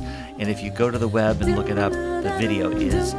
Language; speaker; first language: English; native; English